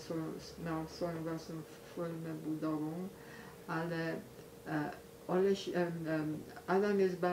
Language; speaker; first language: Polish; early bilingual, heritage; Polish